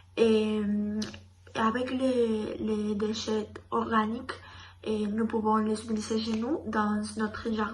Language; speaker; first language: French; non-native, learner; Spanish